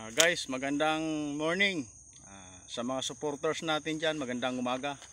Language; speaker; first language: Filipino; non-native, local second language; Cebuano